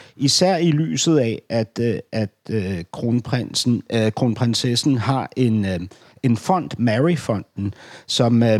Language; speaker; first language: Danish; native; Danish